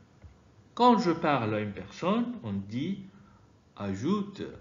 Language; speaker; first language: French; non-native, fluent; Arabic